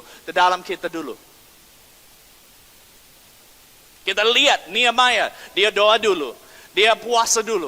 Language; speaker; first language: Indonesian; non-native, fluent; English